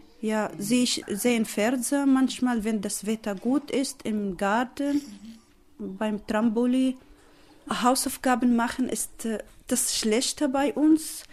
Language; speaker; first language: German; non-native, learner; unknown